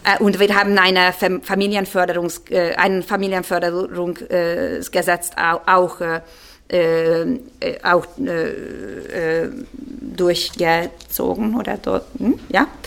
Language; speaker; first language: German; non-native, fluent; Hungarian